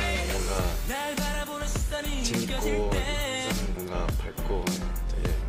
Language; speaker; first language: Korean; non-native, fluent; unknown